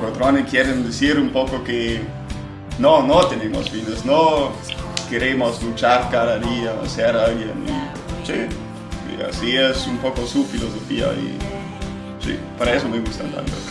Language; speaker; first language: Spanish; non-native, fluent; German